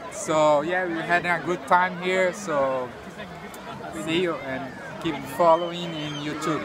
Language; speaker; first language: English; non-native, fluent; Portuguese